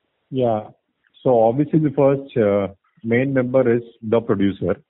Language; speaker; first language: English; non-native, local second language; Tamil